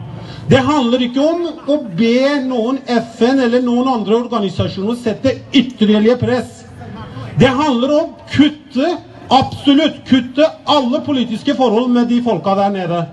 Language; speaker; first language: Norwegian; non-native, fluent; Persian